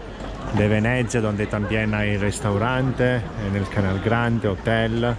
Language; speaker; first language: Spanish; non-native, fluent; Italian